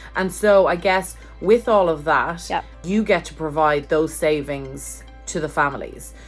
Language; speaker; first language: English; native; English